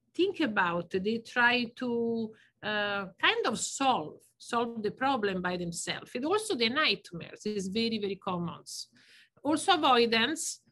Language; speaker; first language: English; non-native, fluent; Italian